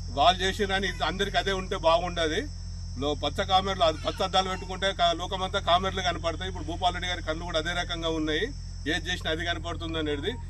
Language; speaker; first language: Telugu; native; Telugu